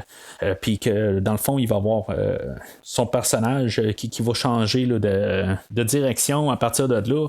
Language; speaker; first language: French; native; French